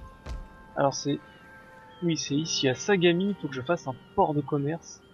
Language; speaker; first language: French; native; French